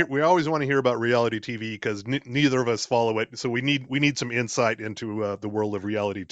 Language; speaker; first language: English; native; English